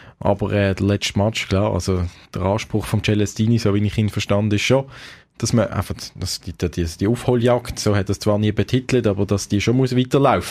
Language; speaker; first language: German; native; German